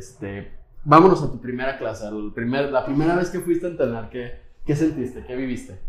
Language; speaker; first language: Spanish; native; Spanish